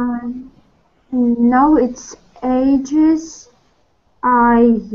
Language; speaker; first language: English; non-native, learner; Russian